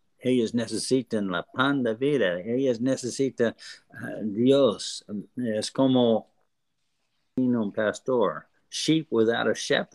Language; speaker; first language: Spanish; non-native, learner; English